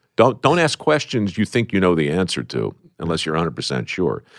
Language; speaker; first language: English; native; English